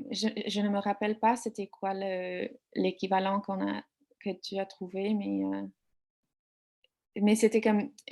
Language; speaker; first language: French; non-native, learner; English